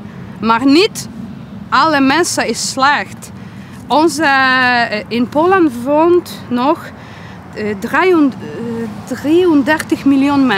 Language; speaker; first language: Dutch; non-native, learner; Polish